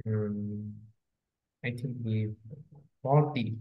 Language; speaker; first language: English; non-native, learner; Vietnamese